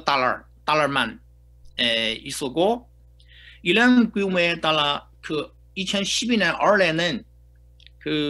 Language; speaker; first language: Korean; non-native, fluent; Chinese